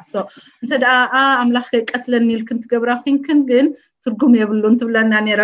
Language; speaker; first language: Tigrinya; early bilingual, heritage; Tigrinya